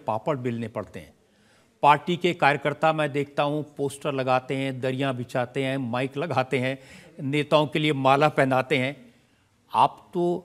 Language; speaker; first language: Hindi; native; Hindi